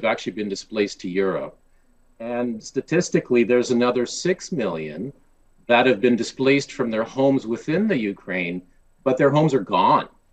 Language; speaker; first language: English; early bilingual, other home language; Polish